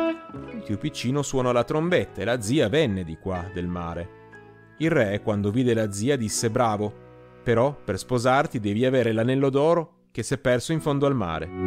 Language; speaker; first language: Italian; native; Italian